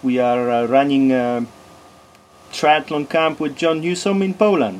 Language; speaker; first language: English; non-native, learner; Polish